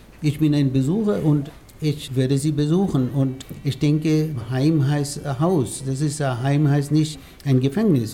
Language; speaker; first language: German; non-native, fluent; Arabic